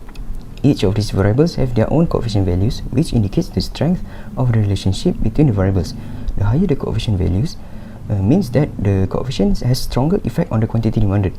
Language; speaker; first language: English; non-native, local second language; Malay